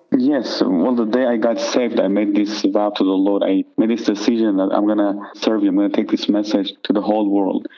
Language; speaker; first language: English; non-native, fluent; Persian